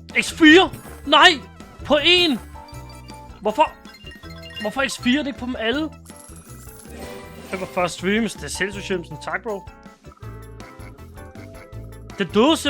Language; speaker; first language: Danish; native; Danish